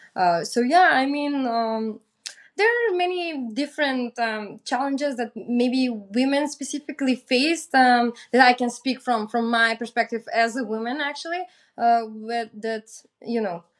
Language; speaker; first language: English; non-native, fluent; Macedonian